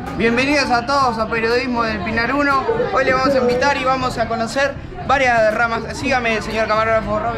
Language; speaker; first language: Spanish; native; Spanish